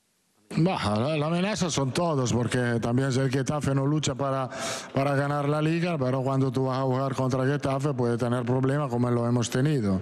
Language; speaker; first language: Spanish; non-native, fluent; Italian